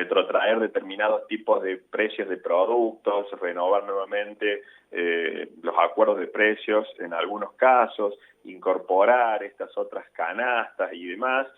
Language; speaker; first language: Spanish; native; Spanish